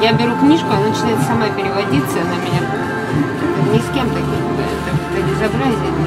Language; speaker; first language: Russian; non-native, local second language; Lithuanian